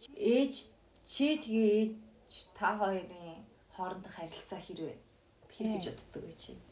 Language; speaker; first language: Mongolian; early bilingual, heritage; Mongolian